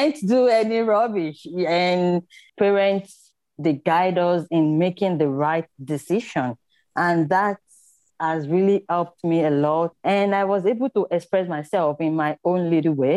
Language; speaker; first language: English; non-native, local second language; Yoruba